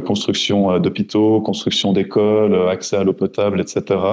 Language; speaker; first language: French; native; French